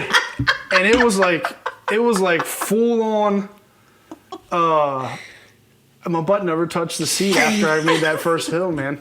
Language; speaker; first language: English; native; English